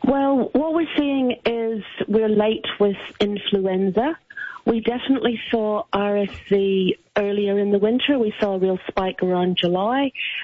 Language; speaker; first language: English; native; English